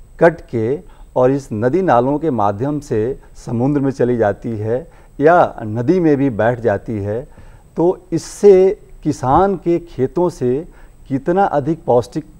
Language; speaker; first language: Hindi; native; Hindi